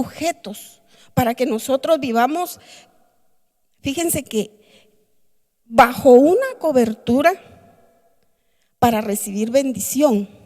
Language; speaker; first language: Spanish; native; Spanish